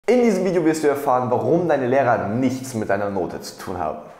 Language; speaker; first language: German; native; German